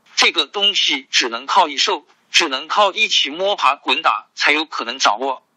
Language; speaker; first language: Chinese; non-native, local second language; Hakka Chinese